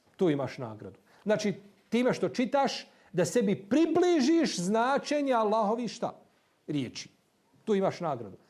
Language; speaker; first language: Bosnian; native; Bosnian